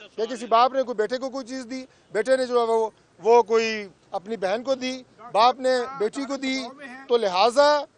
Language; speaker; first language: Urdu; non-native, local second language; Punjabi